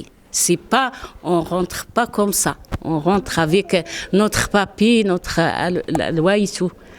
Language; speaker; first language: French; non-native, learner; Arabic